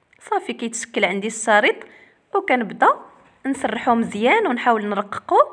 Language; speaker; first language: Arabic; native; Arabic